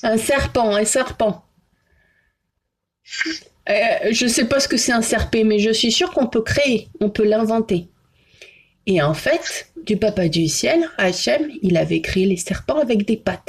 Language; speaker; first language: French; native; French